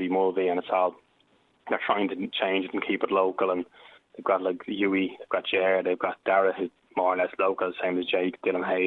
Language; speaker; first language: English; native; English